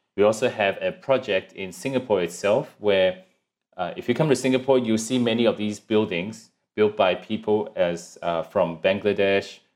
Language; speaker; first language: English; non-native, local second language; Cantonese